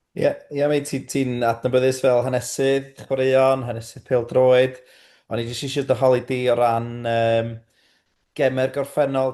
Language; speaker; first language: Welsh; native; Welsh